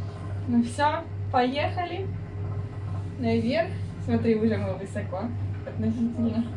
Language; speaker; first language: Russian; native; Russian